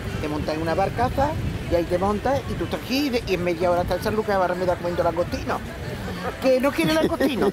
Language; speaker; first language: Spanish; native; Spanish